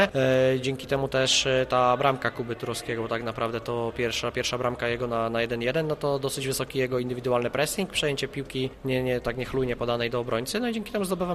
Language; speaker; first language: Polish; native; Polish